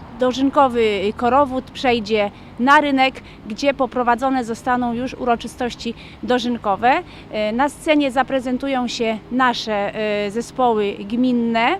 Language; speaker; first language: Polish; native; Polish